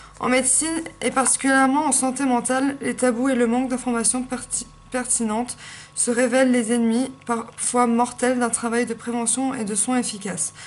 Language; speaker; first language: French; native; French